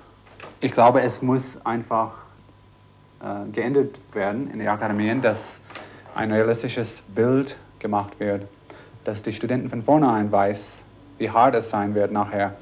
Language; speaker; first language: German; non-native, fluent; English